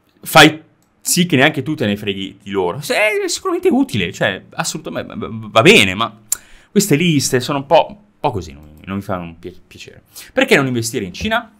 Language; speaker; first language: Italian; native; Italian